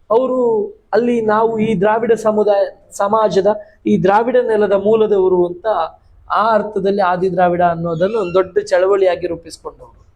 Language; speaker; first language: Kannada; non-native, local second language; Tulu